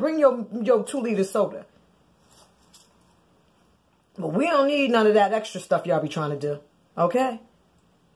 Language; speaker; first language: English; native; English